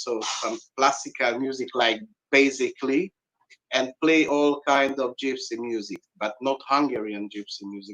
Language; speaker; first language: English; non-native, learner; Hungarian